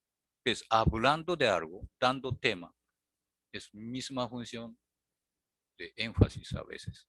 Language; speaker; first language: Spanish; non-native, learner; Japanese